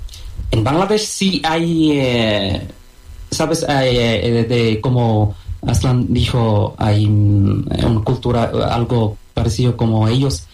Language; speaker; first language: Spanish; non-native, fluent; Bangla